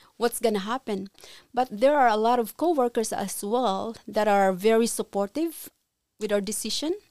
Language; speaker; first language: English; non-native, local second language; Cebuano